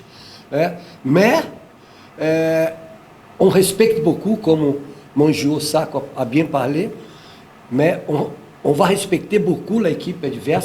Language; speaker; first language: French; non-native, fluent; Portuguese